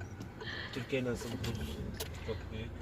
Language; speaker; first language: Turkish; non-native, learner; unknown